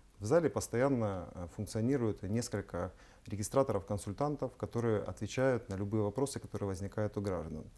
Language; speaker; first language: Russian; native; Russian